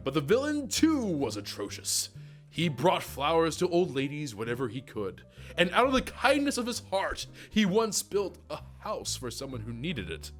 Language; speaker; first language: English; native; English